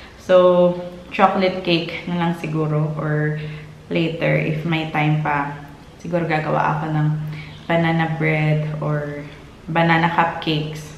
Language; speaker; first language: Filipino; non-native, local second language; Hiligaynon